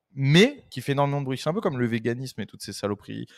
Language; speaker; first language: French; native; French